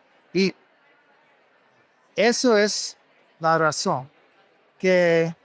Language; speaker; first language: Spanish; non-native, learner; English